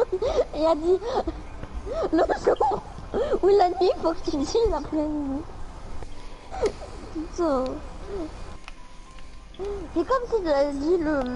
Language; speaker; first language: French; native; French